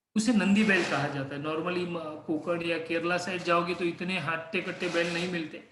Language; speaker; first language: Hindi; non-native, local second language; Marathi